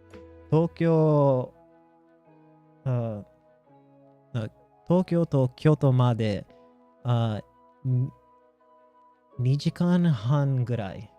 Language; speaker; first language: Japanese; non-native, learner; English